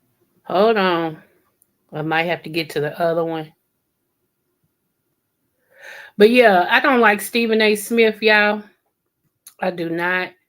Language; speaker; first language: English; native; English